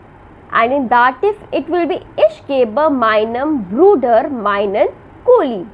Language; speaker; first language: German; non-native, learner; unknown